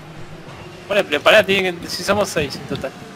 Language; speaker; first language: Spanish; native; Spanish